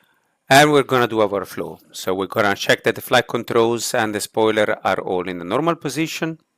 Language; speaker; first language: English; non-native, fluent; Italian